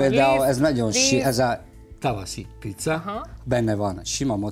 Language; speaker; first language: Hungarian; non-native, learner; Italian